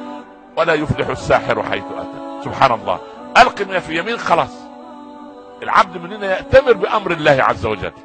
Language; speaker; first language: Arabic; native; Arabic